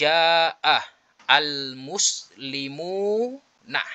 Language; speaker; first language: Arabic; non-native, fluent; Filipino